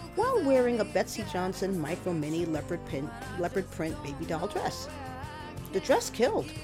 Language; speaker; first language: English; native; English